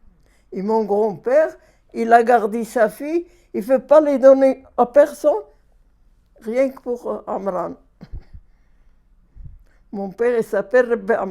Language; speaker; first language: French; non-native, learner; Arabic